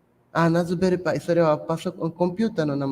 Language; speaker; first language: Japanese; non-native, fluent; Portuguese